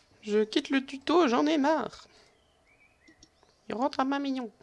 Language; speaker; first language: French; native; French